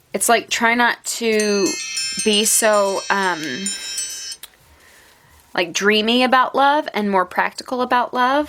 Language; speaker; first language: English; native; English